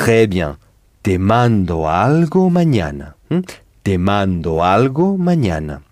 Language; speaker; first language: Spanish; non-native, fluent; French